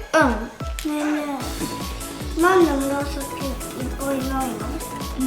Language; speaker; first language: Japanese; early bilingual, heritage; Japanese